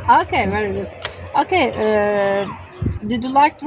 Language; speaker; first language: English; non-native, learner; Turkish